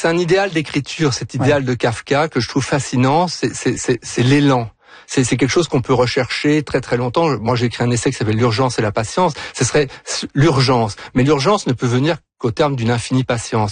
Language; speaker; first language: French; native; French